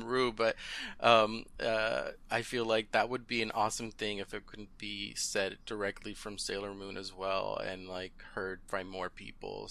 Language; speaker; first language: English; early bilingual, other home language; Spanish